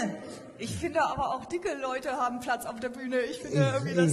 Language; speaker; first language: German; native; German